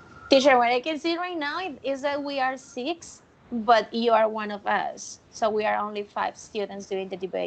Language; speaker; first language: English; non-native, fluent; Spanish